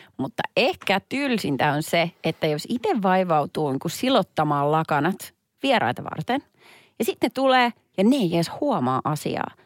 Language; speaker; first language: Finnish; native; Finnish